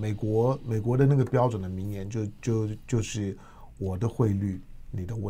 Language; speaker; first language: Chinese; native; Chinese